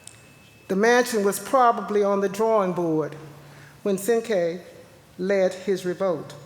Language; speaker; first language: English; native; English